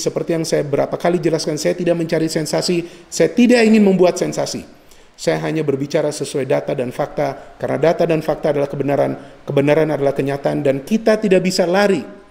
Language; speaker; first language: Indonesian; native; Indonesian